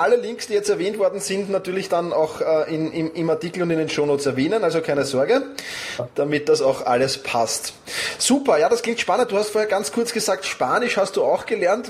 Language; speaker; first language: German; native; German